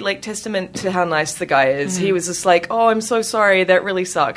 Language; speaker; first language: English; native; English